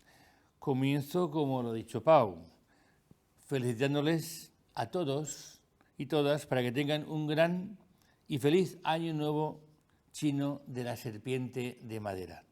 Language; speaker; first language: Spanish; native; Spanish